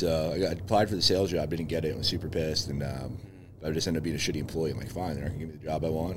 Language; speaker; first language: English; native; English